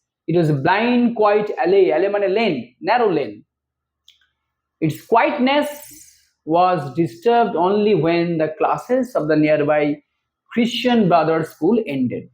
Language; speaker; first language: English; non-native, local second language; Bangla